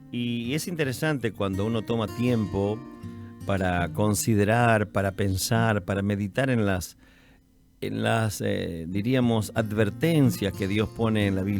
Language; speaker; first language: Spanish; native; Spanish